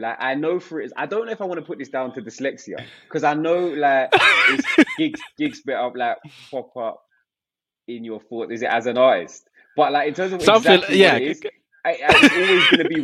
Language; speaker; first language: English; native; English